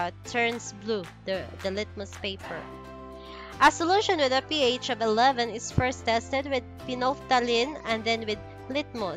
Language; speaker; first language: English; non-native, local second language; Cebuano